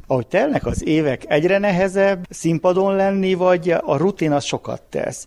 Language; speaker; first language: Hungarian; native; Hungarian